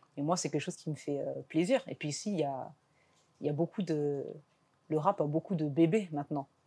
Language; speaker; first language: French; native; French